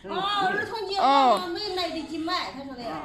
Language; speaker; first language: Chinese; native; Chinese